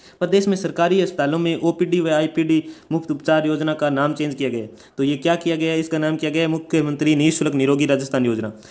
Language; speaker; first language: Hindi; native; Hindi